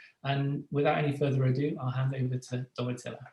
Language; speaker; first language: English; native; English